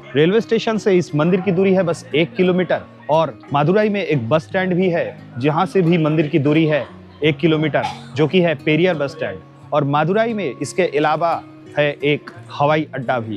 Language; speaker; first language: Hindi; non-native, local second language; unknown